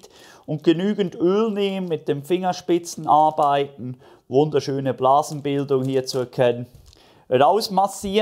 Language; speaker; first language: German; native; German